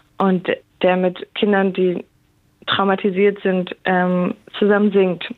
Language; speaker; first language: German; native; German